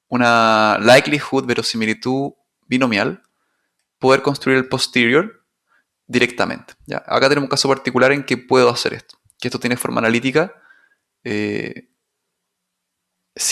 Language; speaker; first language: Spanish; native; Spanish